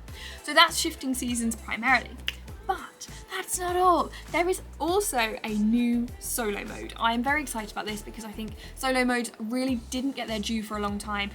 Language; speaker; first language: English; native; English